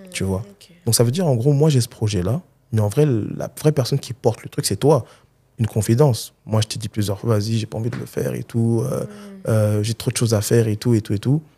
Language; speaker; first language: French; early bilingual, other home language; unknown